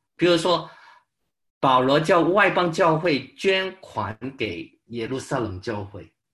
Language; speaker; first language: Chinese; non-native, local second language; Cantonese